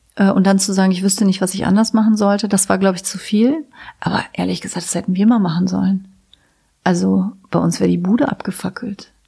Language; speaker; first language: German; native; German